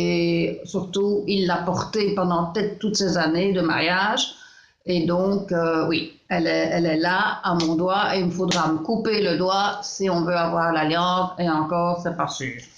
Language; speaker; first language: French; native; French